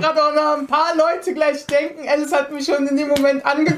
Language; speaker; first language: German; native; German